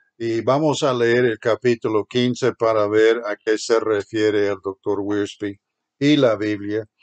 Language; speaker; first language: Spanish; non-native, fluent; English